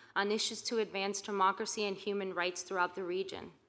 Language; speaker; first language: English; native; English